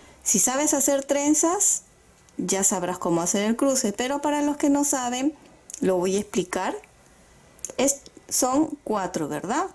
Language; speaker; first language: Spanish; native; Spanish